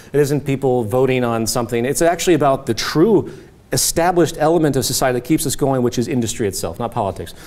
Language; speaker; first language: English; native; English